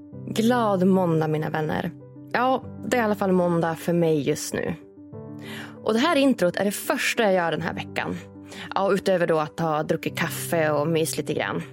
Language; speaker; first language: Swedish; native; Swedish